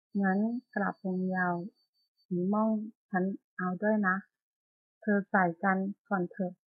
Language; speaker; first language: Thai; non-native, learner; Chinese